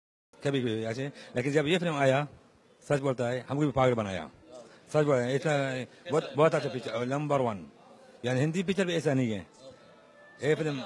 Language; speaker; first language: Hindi; non-native, learner; Arabic